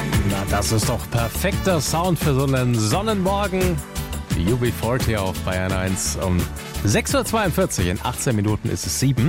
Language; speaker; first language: German; native; German